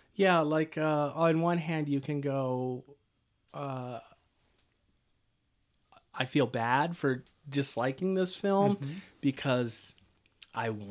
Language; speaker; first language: English; native; English